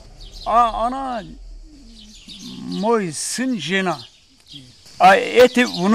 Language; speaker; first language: Russian; non-native, local second language; Azerbaijani